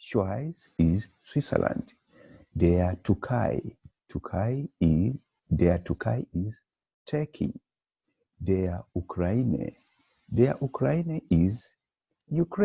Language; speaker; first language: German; non-native, learner; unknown